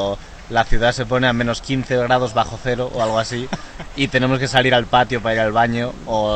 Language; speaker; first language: Spanish; native; Spanish